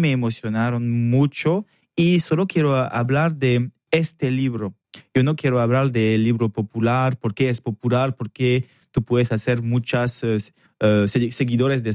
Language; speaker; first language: Spanish; non-native, fluent; French